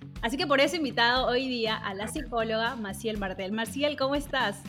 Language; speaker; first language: Spanish; native; Spanish